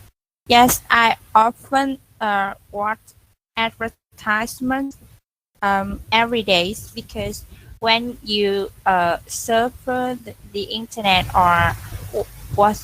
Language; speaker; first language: English; non-native, learner; Vietnamese